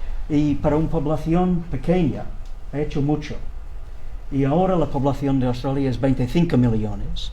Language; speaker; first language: Spanish; non-native, learner; English